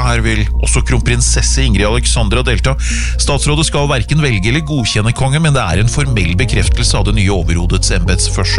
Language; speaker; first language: Norwegian; native; Norwegian